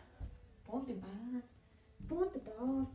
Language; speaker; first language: Spanish; native; Spanish